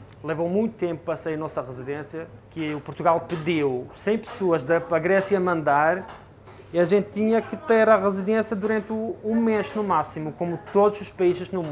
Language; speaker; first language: Portuguese; non-native, fluent; Arabic